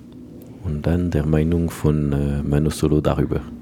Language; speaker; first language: German; non-native, learner; French